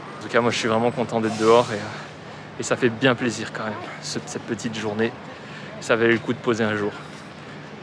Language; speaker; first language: French; native; French